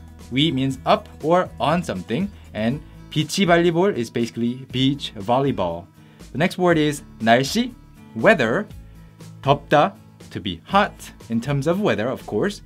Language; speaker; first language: English; non-native, fluent; Korean